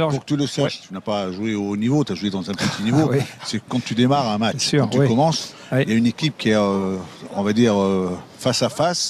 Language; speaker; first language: French; native; French